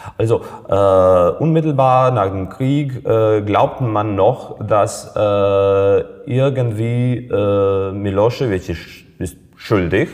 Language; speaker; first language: German; non-native, fluent; Serbian